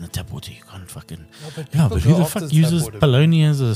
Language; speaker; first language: English; native; English